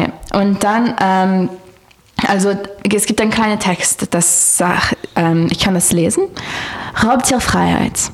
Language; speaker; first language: German; non-native, learner; French